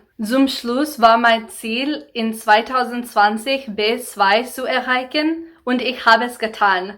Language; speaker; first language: German; non-native, fluent; English